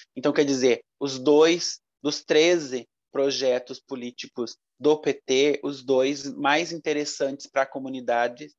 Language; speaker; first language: Portuguese; native; Portuguese